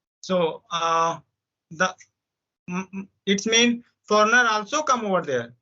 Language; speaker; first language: English; non-native, local second language; Hindi